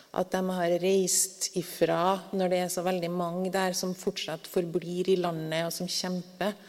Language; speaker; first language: Norwegian; native; Norwegian